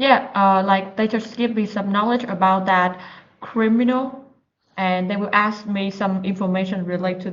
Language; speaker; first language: English; non-native, learner; Vietnamese